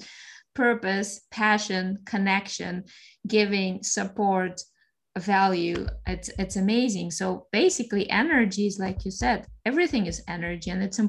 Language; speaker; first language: English; non-native, fluent; Russian